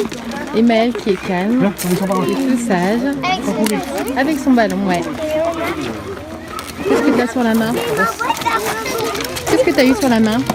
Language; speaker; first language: French; native; French